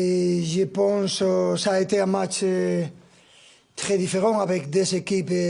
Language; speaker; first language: French; non-native, fluent; Spanish